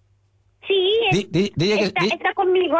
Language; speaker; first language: Spanish; non-native, learner; Japanese